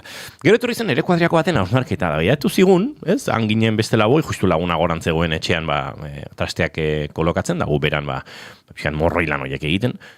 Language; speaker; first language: Basque; native; Basque